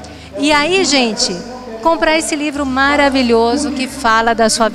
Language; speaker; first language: Portuguese; native; Portuguese